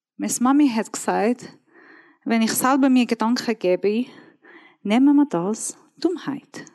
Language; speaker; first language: German; non-native, fluent; Persian